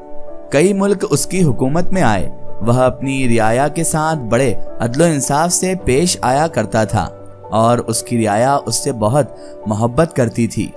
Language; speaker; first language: Hindi; native; Hindi